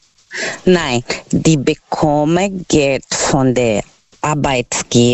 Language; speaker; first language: German; non-native, learner; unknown